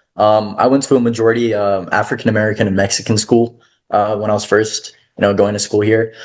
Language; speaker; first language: English; early bilingual, other home language; Kazakh